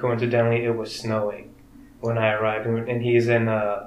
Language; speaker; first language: English; early bilingual, other home language; Spanish